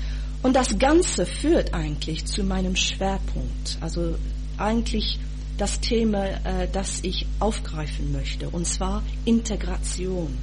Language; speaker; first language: German; non-native, fluent; English